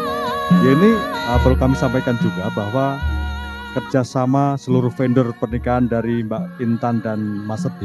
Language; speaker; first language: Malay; non-native, local second language; Javanese